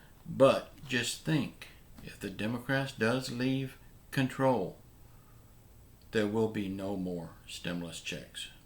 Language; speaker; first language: English; native; English